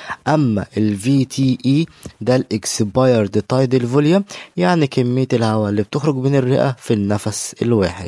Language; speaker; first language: Arabic; native; Arabic